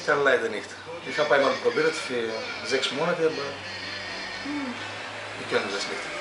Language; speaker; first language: German; non-native, learner; Greek